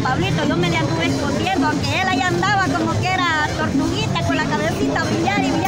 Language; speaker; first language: Spanish; native; Spanish